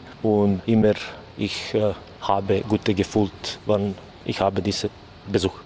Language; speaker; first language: German; non-native, learner; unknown